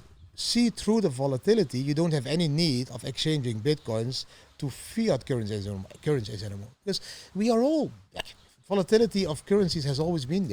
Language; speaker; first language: English; non-native, fluent; Dutch